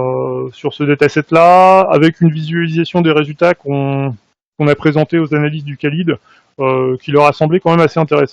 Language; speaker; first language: French; native; French